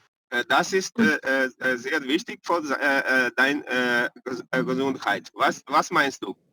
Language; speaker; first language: German; non-native, learner; Hindi